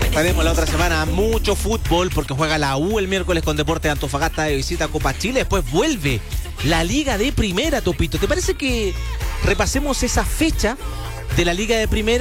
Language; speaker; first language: Spanish; native; Spanish